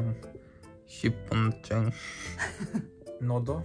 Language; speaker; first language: Korean; non-native, learner; Polish